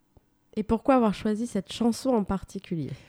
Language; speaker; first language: French; native; French